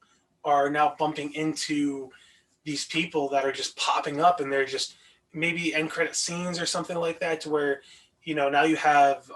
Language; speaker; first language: English; native; English